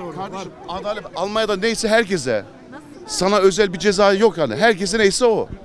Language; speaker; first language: Turkish; early bilingual, heritage; Turkish